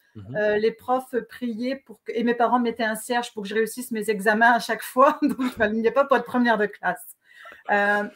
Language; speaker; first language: French; native; French